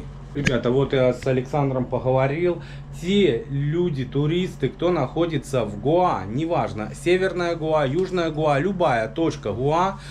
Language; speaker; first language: Russian; native; Russian